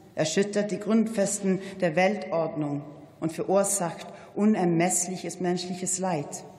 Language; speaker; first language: German; non-native, fluent; Swedish